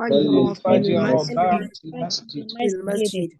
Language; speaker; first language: Arabic; non-native, learner; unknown